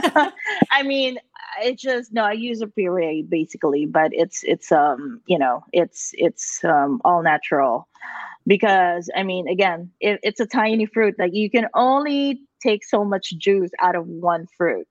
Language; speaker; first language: English; non-native, local second language; Filipino